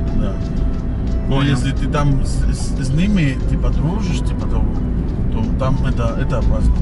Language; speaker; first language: Russian; non-native, learner; Spanish